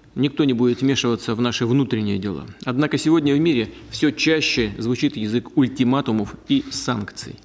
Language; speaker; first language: Russian; native; Russian